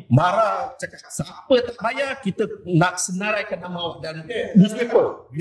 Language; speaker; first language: Malay; native; Malay